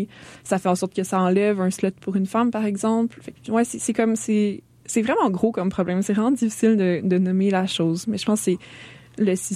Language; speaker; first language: French; native; French